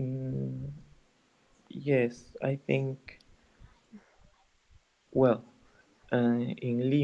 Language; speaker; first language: English; non-native, learner; Spanish